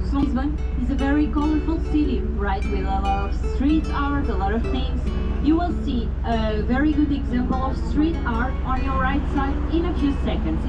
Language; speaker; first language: English; non-native, fluent; Portuguese